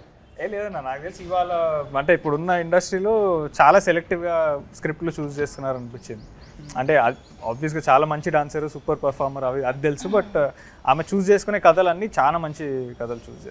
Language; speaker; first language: Telugu; native; Telugu